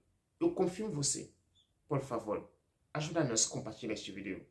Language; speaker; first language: Portuguese; non-native, learner; Haitian Creole